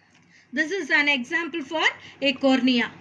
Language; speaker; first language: English; non-native, local second language; Tamil